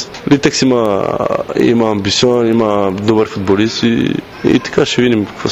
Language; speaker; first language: Bulgarian; non-native, learner; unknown